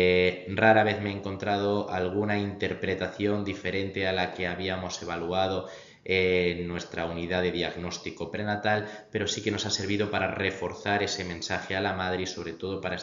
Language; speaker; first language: Spanish; native; Spanish